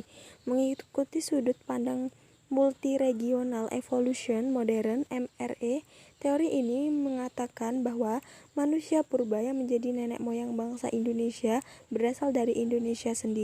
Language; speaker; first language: Indonesian; native; Indonesian